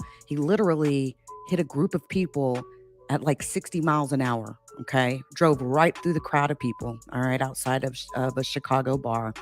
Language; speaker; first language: English; native; English